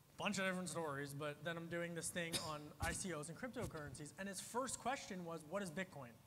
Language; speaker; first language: English; native; English